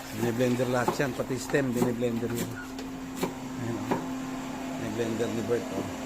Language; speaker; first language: Filipino; non-native, local second language; Iloko